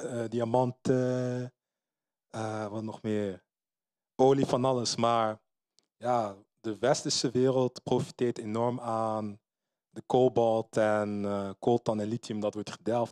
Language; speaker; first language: Dutch; early bilingual, other home language; Lingala